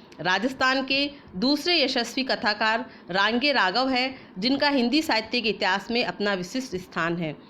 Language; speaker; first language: Hindi; native; Hindi